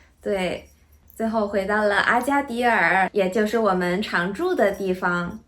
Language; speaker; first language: Chinese; native; Chinese